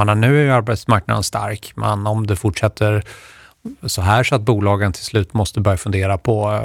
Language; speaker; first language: Swedish; native; Swedish